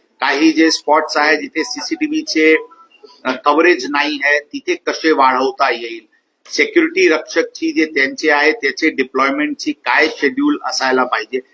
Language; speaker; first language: Marathi; non-native, local second language; Hindi